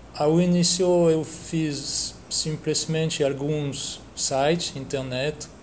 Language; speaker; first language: Portuguese; non-native, fluent; French